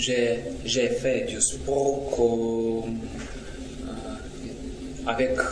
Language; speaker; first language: French; non-native, learner; Russian